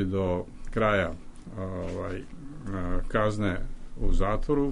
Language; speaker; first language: Serbian; native; Serbian